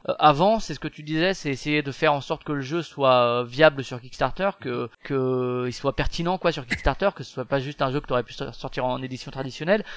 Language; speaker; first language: French; native; French